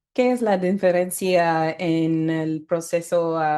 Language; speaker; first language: Spanish; non-native, learner; English